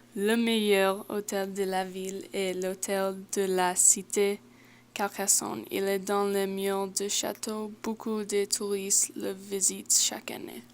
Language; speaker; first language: French; non-native, learner; English